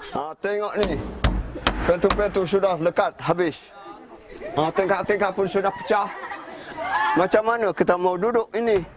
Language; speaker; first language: Malay; non-native, local second language; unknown